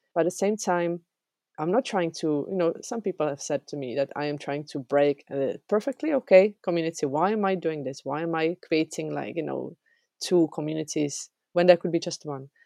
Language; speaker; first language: English; non-native, fluent; Czech